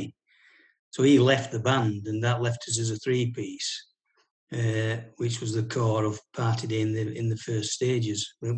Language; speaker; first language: English; native; English